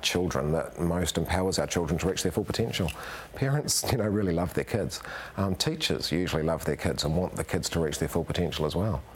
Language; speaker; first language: English; native; English